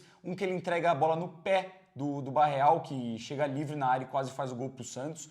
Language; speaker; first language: Portuguese; native; Portuguese